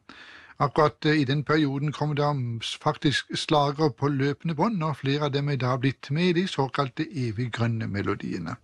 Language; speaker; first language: Norwegian; native; Norwegian